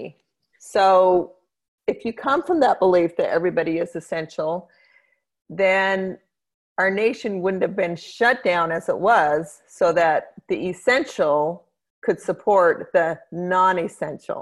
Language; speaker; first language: English; native; English